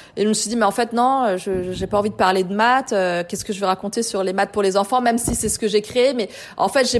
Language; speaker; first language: French; native; French